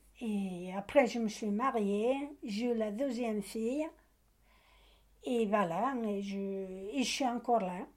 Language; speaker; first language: French; non-native, learner; Portuguese